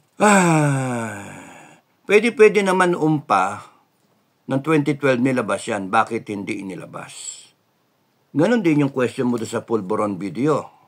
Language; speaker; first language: Filipino; native; Filipino